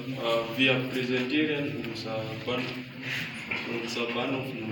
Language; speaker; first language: German; non-native, learner; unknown